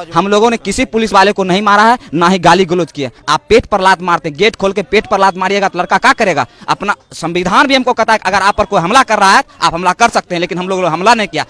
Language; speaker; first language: Hindi; native; Hindi